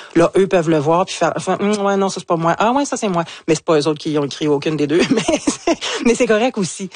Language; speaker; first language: French; native; French